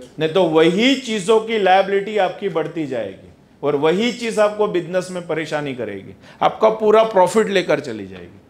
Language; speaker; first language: Hindi; non-native, local second language; Gujarati